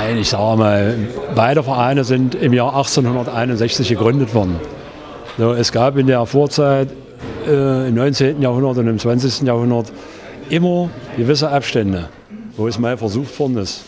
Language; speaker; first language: German; native; German